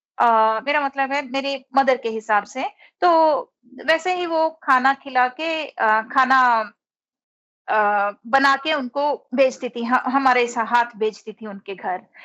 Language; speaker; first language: Hindi; non-native, local second language; Telugu